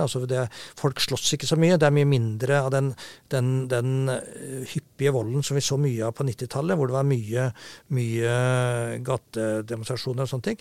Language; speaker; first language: Norwegian; native; Norwegian